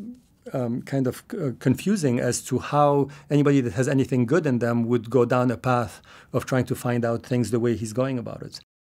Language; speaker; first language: English; non-native, fluent; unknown